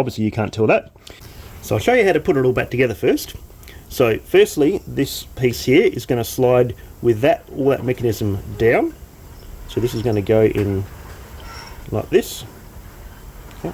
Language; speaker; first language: English; native; English